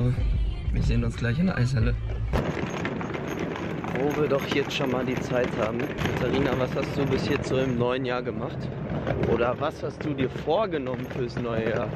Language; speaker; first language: German; native; German